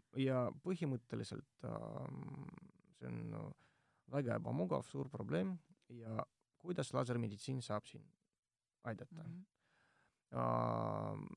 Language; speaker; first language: Estonian; non-native, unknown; Russian